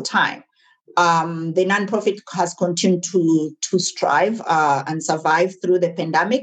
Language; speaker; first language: English; non-native, local second language; Ganda